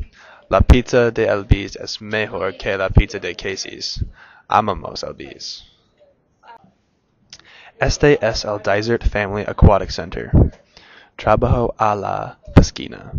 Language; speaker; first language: Spanish; non-native, learner; English